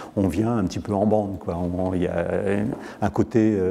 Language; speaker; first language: French; native; French